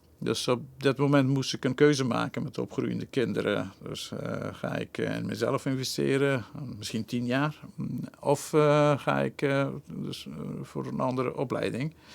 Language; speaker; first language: Dutch; non-native, fluent; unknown